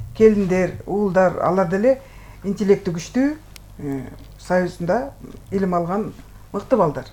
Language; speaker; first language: Kyrgyz; non-native, local second language; Russian